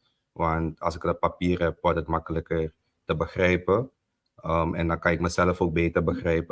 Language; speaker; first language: Dutch; native; Dutch